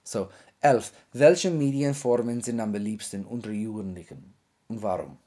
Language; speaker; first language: German; non-native, fluent; English